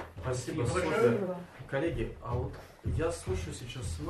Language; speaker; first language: Russian; non-native, fluent; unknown